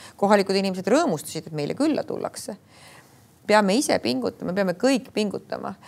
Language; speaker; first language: Estonian; native; Estonian